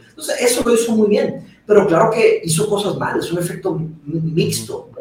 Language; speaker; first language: Spanish; early bilingual, other home language; Portuguese